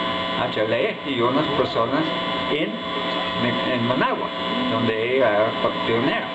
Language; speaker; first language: Spanish; non-native, fluent; English